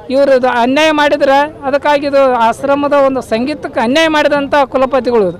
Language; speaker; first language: Kannada; native; Kannada